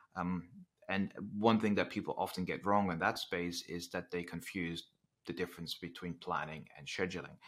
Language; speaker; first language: English; non-native, fluent; Dutch